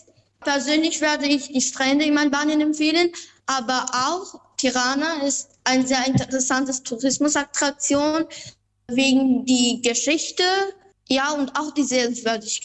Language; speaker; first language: German; non-native, learner; Albanian